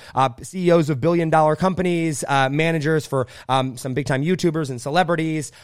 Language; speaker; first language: English; native; English